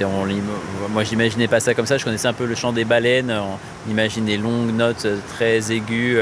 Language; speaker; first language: French; native; French